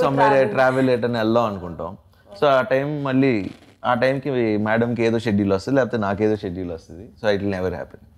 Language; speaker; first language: Telugu; native; Telugu